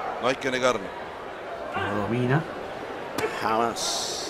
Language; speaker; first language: Spanish; native; Spanish